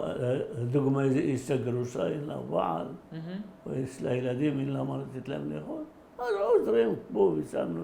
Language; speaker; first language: Hebrew; early bilingual, other home language; Arabic